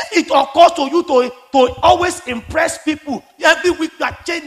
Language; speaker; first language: English; non-native, local second language; Yoruba